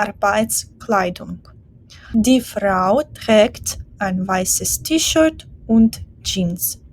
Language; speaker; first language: German; non-native, fluent; Ukrainian